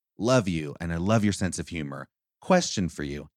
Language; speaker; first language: English; early bilingual, other home language; Spanish